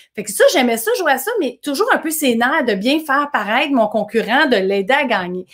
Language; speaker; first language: French; native; French